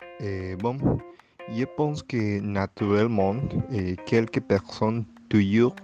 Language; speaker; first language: French; non-native, learner; Spanish